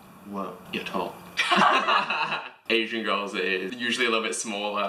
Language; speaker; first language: English; native; English